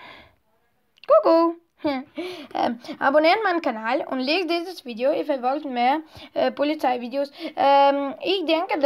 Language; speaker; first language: German; non-native, learner; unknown